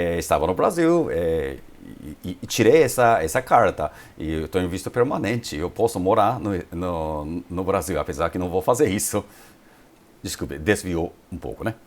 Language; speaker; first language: Portuguese; non-native, fluent; Japanese